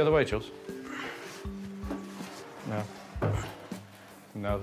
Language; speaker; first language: English; native; English